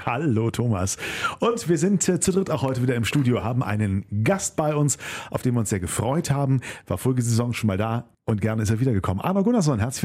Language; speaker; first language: German; native; German